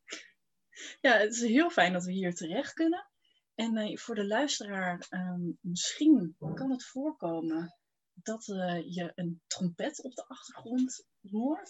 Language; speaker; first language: Dutch; native; Dutch